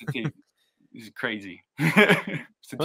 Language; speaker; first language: French; non-native, learner; English